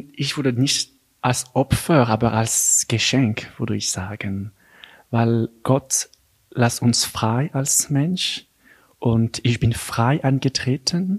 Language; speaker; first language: German; non-native, local second language; French